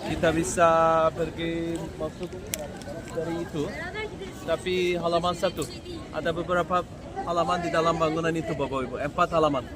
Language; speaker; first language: Indonesian; non-native, fluent; Turkish